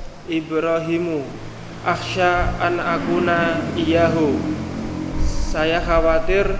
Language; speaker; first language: Arabic; non-native, learner; Indonesian